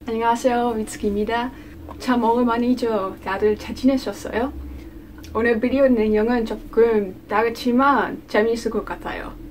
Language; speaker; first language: Korean; non-native, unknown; Dutch